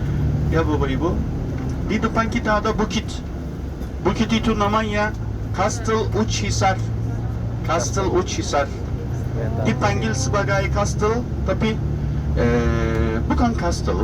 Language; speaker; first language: Indonesian; non-native, fluent; Turkish